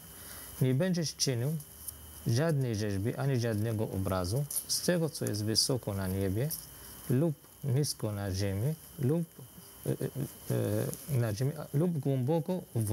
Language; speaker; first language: Polish; non-native, fluent; Arabic